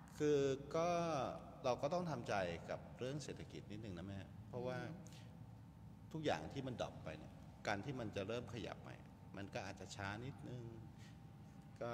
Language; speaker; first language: Thai; native; Thai